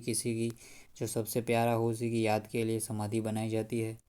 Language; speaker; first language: Hindi; non-native, local second language; Gujarati